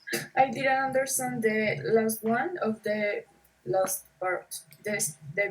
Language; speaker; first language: English; non-native, learner; Spanish